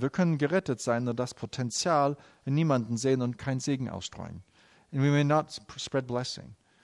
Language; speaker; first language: German; native; German